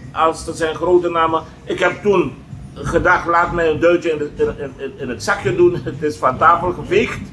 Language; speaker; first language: Dutch; native; Dutch